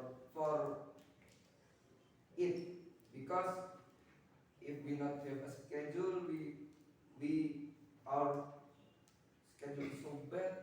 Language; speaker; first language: English; non-native, learner; Indonesian